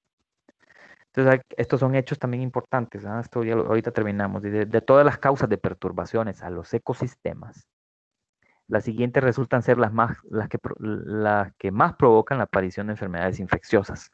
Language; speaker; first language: Spanish; native; Spanish